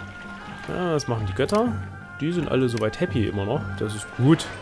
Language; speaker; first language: German; native; German